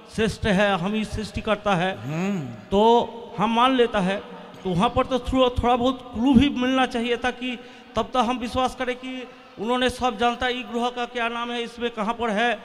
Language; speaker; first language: Hindi; non-native, local second language; Bangla